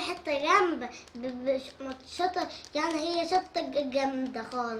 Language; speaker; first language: Arabic; native; Arabic